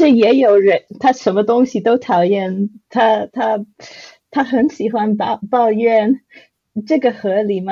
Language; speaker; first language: Chinese; non-native, fluent; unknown